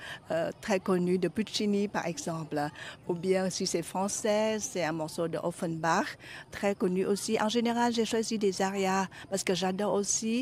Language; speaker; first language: French; non-native, fluent; Vietnamese